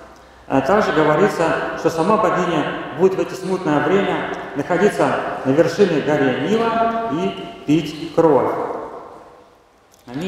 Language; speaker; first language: Russian; native; Russian